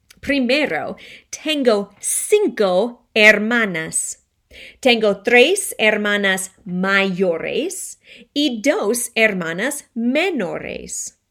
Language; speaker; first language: Spanish; non-native, fluent; English